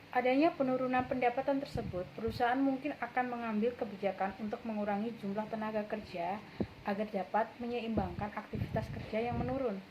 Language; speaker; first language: Indonesian; native; Indonesian